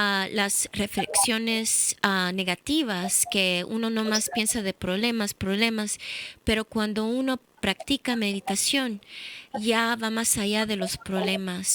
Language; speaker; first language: Spanish; early bilingual, heritage; English